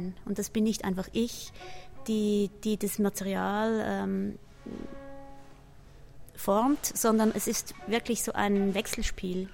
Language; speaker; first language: German; native; German